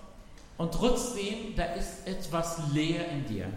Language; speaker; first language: German; non-native, fluent; Arabic